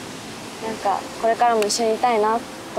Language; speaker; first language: Japanese; native; Japanese